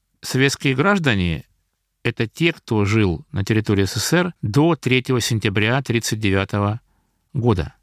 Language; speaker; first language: Russian; native; Russian